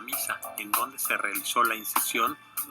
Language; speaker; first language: Spanish; native; Spanish